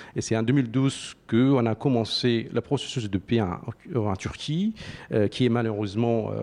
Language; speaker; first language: French; non-native, fluent; Central Kurdish